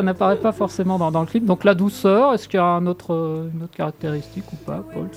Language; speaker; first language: French; native; French